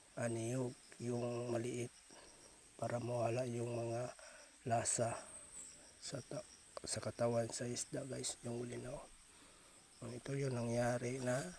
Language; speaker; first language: Filipino; non-native, local second language; Cebuano